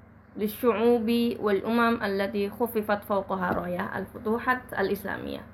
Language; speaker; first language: Arabic; non-native, fluent; Indonesian